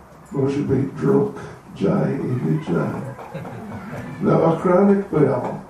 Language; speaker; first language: Russian; non-native, learner; English